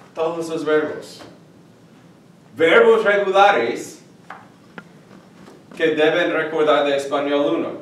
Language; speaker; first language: Spanish; non-native, fluent; English